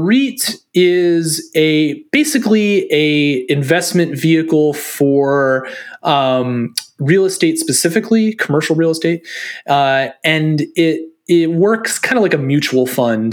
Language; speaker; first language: English; native; English